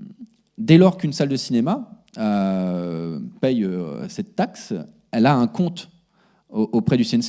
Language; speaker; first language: French; native; French